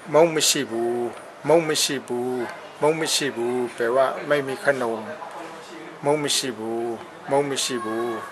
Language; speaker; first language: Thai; non-native, fluent; Burmese